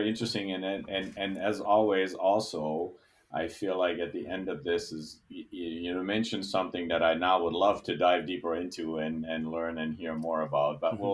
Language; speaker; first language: English; non-native, fluent; German